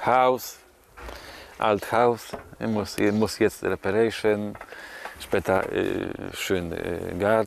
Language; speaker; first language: German; non-native, learner; Polish